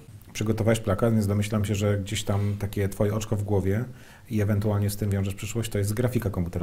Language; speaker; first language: Polish; native; Polish